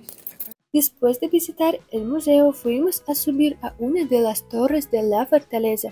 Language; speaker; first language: Spanish; non-native, fluent; Russian